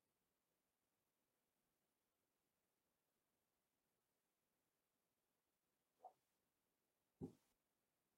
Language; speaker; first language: English; native; English